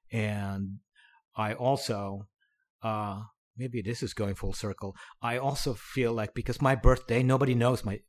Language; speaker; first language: English; non-native, local second language; Filipino